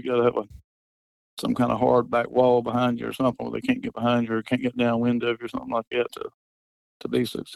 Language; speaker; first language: English; native; English